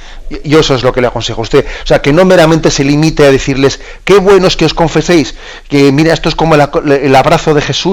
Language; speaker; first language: Spanish; native; Spanish